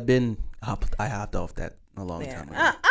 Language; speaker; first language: English; native; English